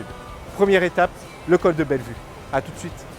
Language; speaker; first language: French; native; French